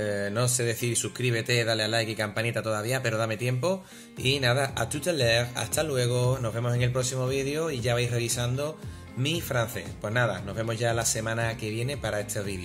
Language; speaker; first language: Spanish; native; Spanish